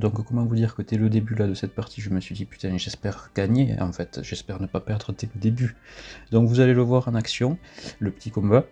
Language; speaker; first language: French; native; French